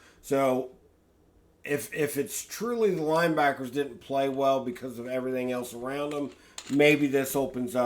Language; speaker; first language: English; native; English